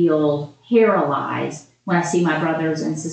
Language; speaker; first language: English; native; English